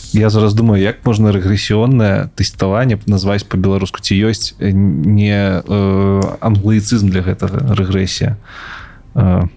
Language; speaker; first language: Belarusian; non-native, local second language; Russian